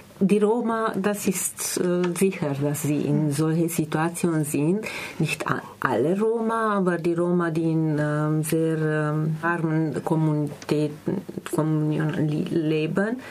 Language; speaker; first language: German; non-native, learner; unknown